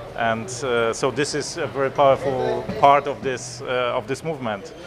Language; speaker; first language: English; non-native, fluent; Polish